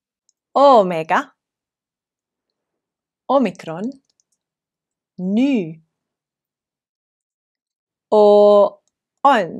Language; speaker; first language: Greek; non-native, fluent; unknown